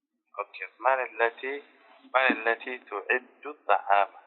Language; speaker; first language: Arabic; non-native, learner; Tigrinya